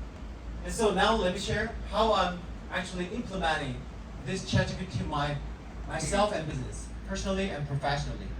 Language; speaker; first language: English; non-native, fluent; Korean